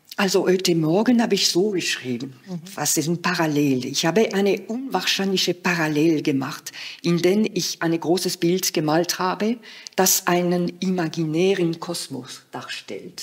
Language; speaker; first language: German; non-native, fluent; French